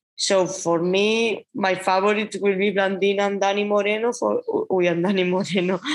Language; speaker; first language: English; non-native, learner; Spanish